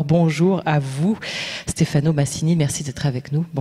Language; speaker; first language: French; native; French